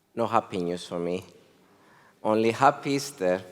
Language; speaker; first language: English; non-native, fluent; Greek